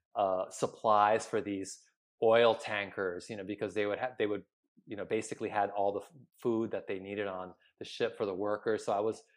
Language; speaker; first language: English; early bilingual, other home language; Spanish